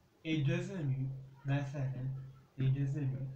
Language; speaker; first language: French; non-native, local second language; Arabic